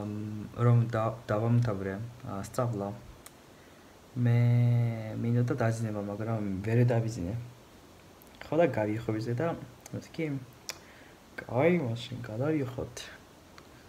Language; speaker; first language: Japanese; non-native, learner; Georgian